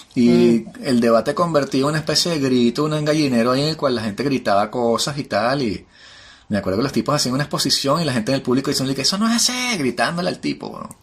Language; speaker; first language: Spanish; native; Spanish